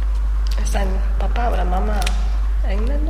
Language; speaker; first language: German; non-native, fluent; Czech